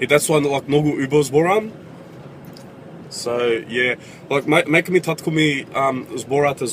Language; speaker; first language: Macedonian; early bilingual, heritage; English